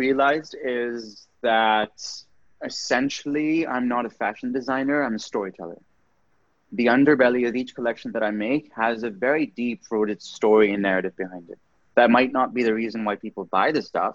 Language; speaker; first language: English; non-native, local second language; Urdu